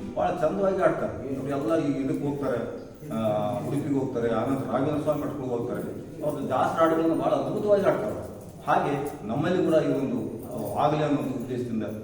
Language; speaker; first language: Kannada; native; Kannada